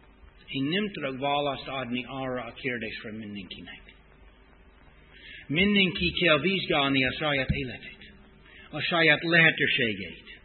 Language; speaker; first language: Hungarian; non-native, fluent; English